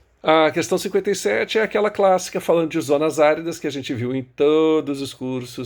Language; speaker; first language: Portuguese; native; Portuguese